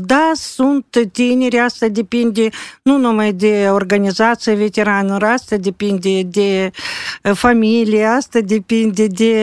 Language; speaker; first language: Romanian; non-native, local second language; Russian